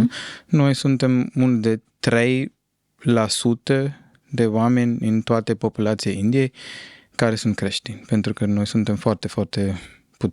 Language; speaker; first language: Romanian; non-native, fluent; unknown